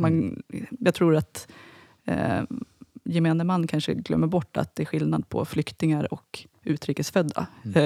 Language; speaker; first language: Swedish; native; Swedish